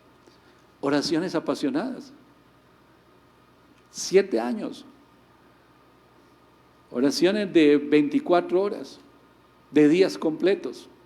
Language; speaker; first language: Spanish; native; Spanish